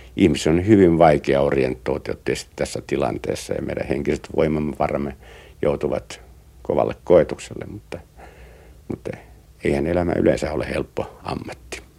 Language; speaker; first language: Finnish; native; Finnish